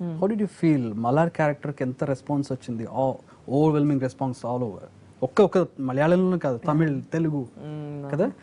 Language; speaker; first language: Telugu; native; Telugu